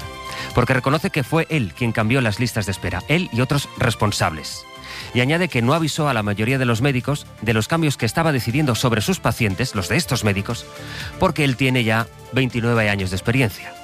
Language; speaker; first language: Spanish; native; Spanish